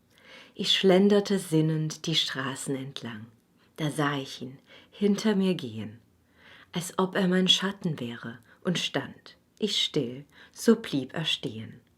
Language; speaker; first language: German; native; German